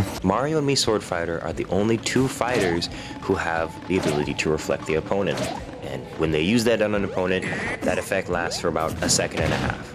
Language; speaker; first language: English; native; English